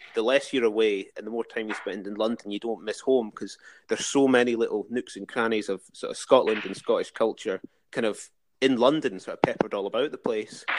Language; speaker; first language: English; native; English